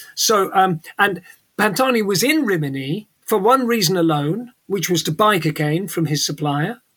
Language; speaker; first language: English; native; English